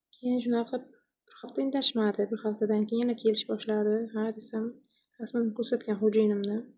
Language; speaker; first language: Uzbek; non-native, local second language; Kyrgyz